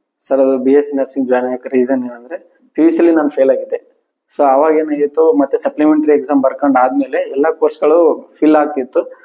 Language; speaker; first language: Kannada; native; Kannada